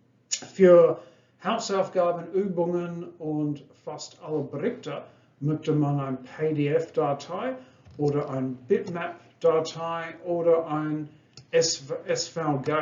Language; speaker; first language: German; non-native, fluent; English